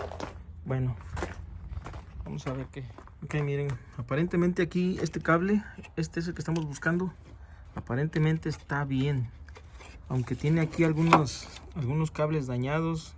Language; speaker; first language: Spanish; native; Spanish